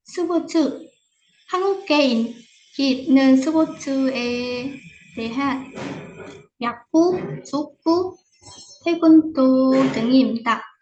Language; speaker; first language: Korean; non-native, fluent; Vietnamese